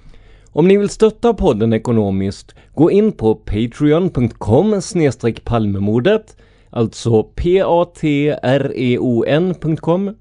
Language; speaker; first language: Swedish; native; Swedish